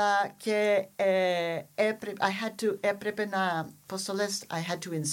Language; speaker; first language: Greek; non-native, fluent; English